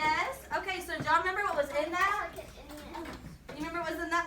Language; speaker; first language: English; native; English